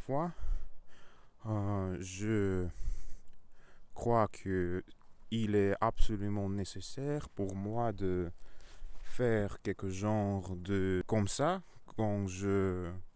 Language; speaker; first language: French; non-native, learner; Russian